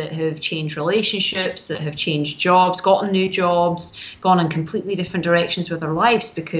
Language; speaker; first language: English; native; English